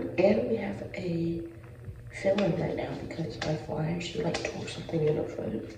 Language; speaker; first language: English; native; English